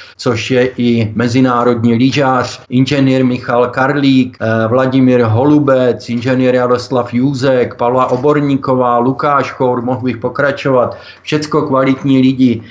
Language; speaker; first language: Czech; native; Czech